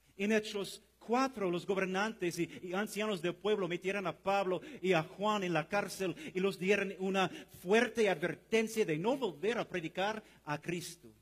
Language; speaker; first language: Spanish; non-native, fluent; English